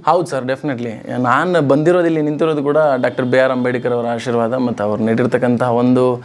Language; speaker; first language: Kannada; non-native, local second language; Lambadi